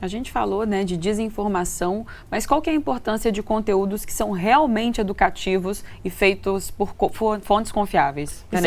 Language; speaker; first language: Portuguese; native; Portuguese